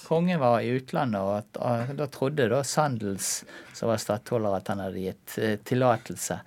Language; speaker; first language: Norwegian; native; Norwegian